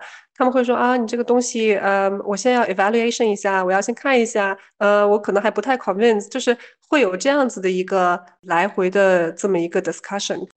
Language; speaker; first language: Chinese; early bilingual, heritage; Chinese